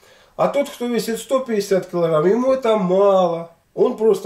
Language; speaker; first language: Russian; native; Russian